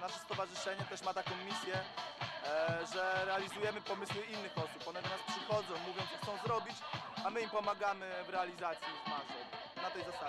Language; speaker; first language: Polish; native; Polish